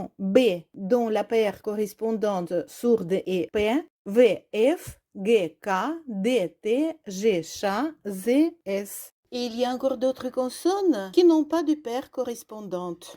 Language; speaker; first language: French; non-native, fluent; Russian